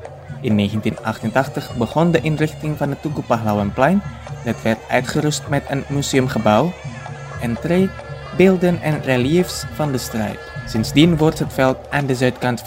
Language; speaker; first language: Dutch; non-native, fluent; Indonesian